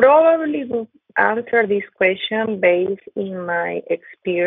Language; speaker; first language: English; non-native, fluent; Spanish